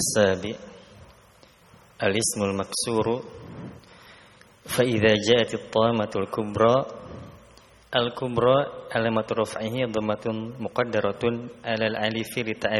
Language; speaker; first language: Arabic; non-native, learner; Indonesian